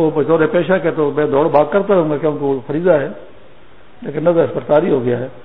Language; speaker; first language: Urdu; non-native, local second language; Pashto